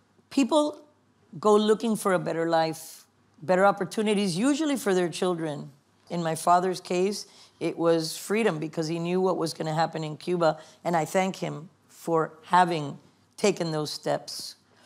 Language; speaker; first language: English; early bilingual, other home language; Spanish